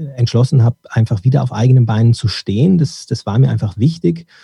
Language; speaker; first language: German; early bilingual, other home language; Turkish